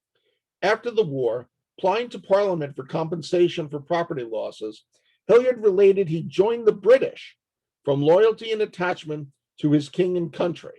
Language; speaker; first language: English; native; English